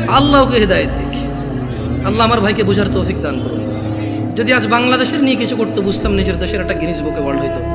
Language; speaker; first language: Bangla; early bilingual, heritage; Bangla